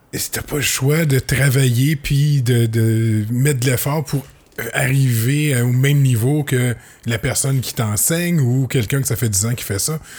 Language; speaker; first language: French; native; French